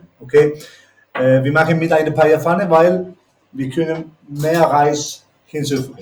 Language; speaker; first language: German; non-native, learner; Spanish